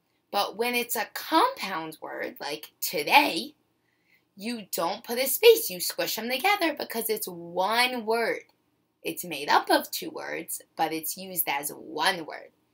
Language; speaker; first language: English; native; English